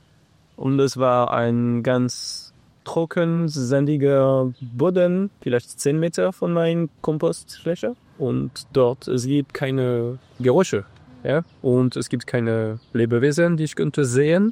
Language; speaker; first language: German; non-native, learner; English